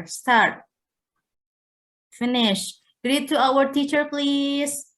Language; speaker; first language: English; non-native, fluent; Indonesian